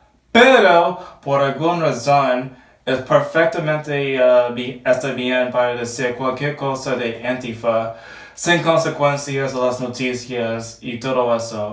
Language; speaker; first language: Spanish; non-native, learner; English